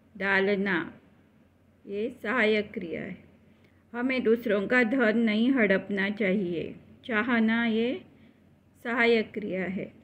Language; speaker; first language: Hindi; non-native, local second language; Marathi